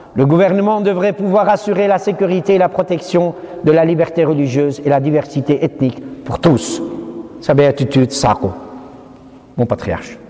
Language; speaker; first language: French; non-native, fluent; Syriac